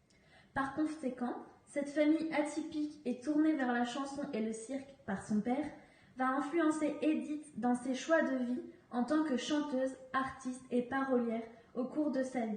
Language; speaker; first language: French; native; French